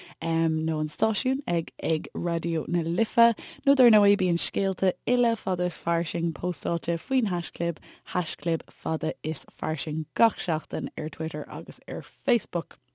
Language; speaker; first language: Irish; native; Irish